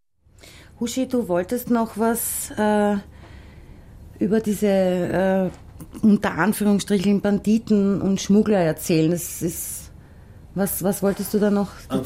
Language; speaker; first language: German; native; German